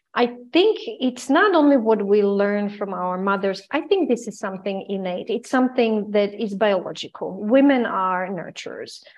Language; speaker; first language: English; non-native, fluent; Croatian